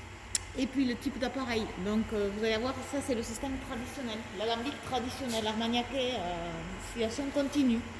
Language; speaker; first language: French; native; French